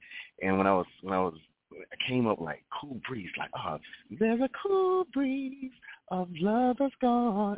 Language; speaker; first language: English; native; English